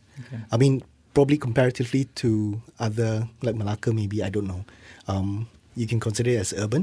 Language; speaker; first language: English; non-native, local second language; Malay